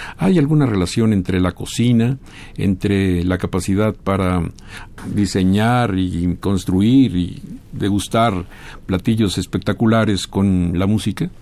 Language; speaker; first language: Spanish; native; Spanish